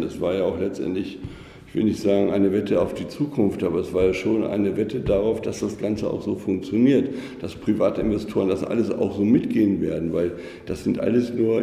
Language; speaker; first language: German; native; German